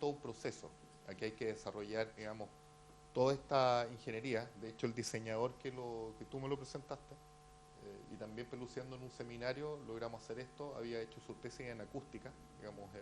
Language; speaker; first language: Spanish; native; Spanish